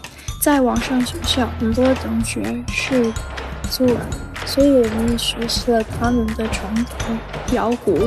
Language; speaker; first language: Chinese; non-native, learner; English